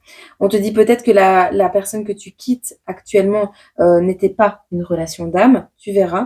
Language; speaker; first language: French; native; French